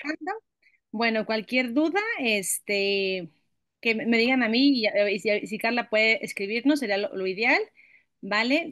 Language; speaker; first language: Spanish; native; Spanish